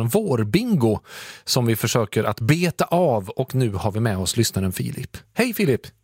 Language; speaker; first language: Swedish; native; Swedish